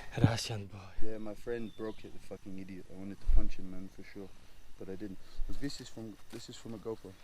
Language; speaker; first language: English; non-native, learner; Polish